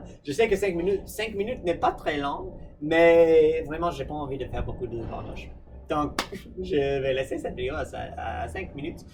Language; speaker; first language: French; non-native, fluent; English